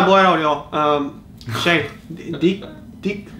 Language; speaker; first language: Turkish; non-native, learner; Japanese